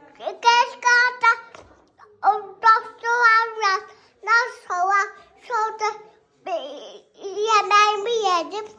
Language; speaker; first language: Turkish; non-native, learner; Azerbaijani